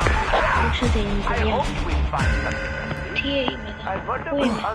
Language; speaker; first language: Greek; native; Greek